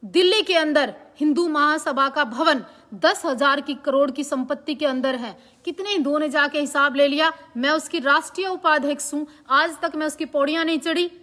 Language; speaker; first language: Hindi; native; Hindi